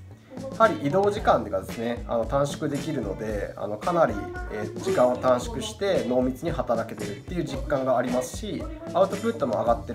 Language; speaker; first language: Japanese; native; Japanese